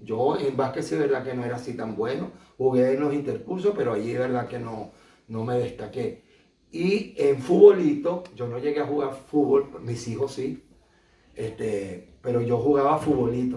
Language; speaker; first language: Spanish; native; Spanish